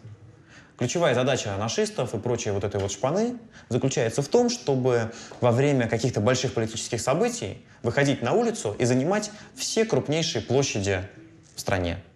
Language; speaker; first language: Russian; native; Russian